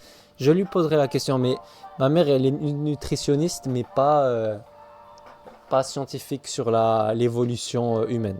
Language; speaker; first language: French; native; French